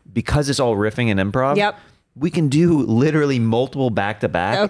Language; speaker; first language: English; native; English